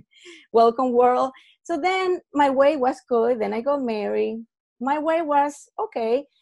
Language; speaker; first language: English; non-native, fluent; Spanish